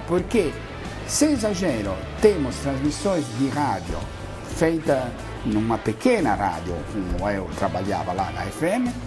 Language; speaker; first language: Portuguese; non-native, fluent; Italian